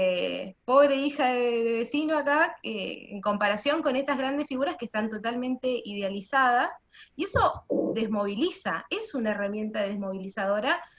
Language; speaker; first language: Spanish; native; Spanish